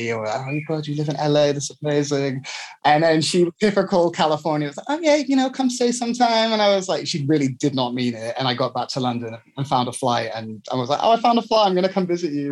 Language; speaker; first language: English; native; English